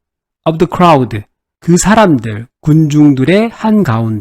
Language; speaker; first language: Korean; native; Korean